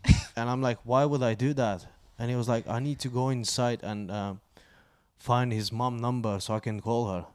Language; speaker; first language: English; non-native, fluent; Bulgarian